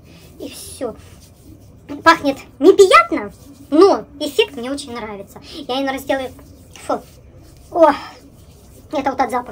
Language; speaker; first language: Russian; native; Russian